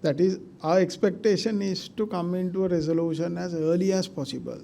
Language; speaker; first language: English; non-native, local second language; Sinhala